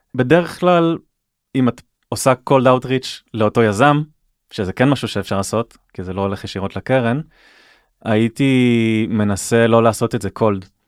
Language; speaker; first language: Hebrew; native; Hebrew